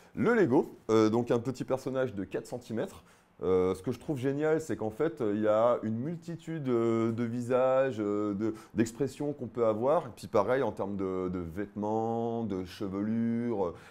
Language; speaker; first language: French; native; French